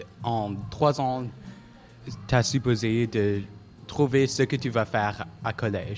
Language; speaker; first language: French; non-native, local second language; English